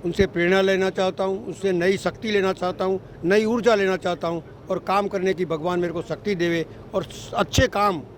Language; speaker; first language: Hindi; non-native, local second language; Gujarati